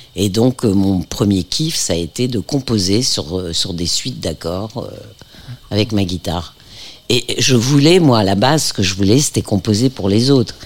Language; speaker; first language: French; early bilingual, heritage; French